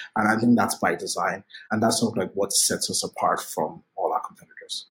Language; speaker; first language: English; non-native, local second language; Yoruba